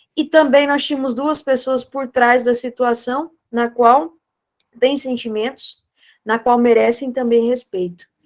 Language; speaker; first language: Portuguese; non-native, fluent; Spanish